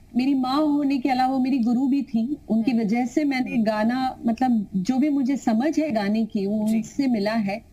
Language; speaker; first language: Hindi; non-native, local second language; Tamil